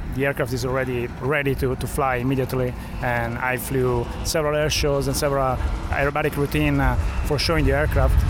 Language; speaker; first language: English; non-native, fluent; Italian